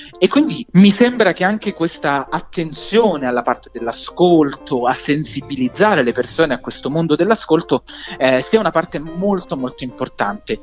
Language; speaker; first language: Italian; native; Italian